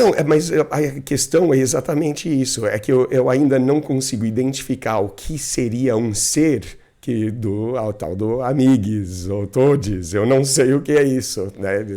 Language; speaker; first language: Portuguese; non-native, fluent; English